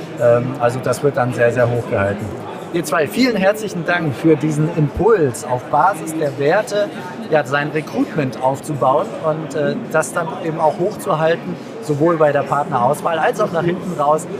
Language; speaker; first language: German; native; German